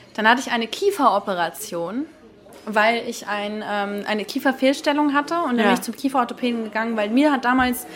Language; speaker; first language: German; native; German